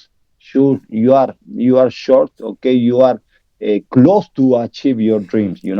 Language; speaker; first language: English; non-native, learner; Spanish